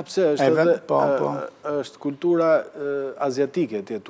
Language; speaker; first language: Albanian; native; Albanian